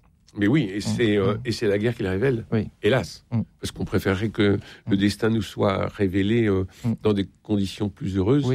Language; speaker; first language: French; native; French